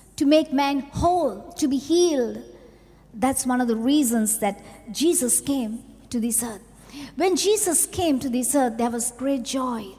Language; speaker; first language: English; non-native, local second language; Sinhala